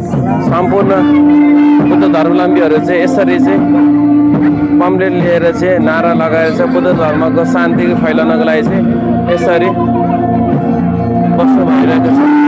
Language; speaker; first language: Nepali; non-native, local second language; Eastern Tamang